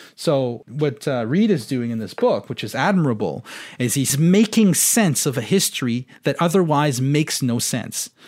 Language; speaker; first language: English; non-native, fluent; French